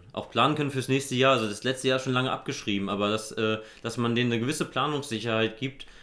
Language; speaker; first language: German; native; German